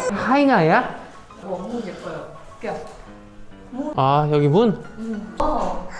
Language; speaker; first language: Korean; native; Korean